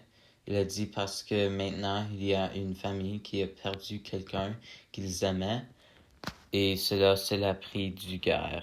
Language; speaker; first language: French; non-native, learner; English